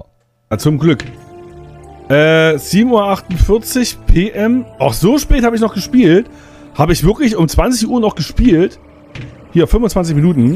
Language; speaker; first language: German; native; German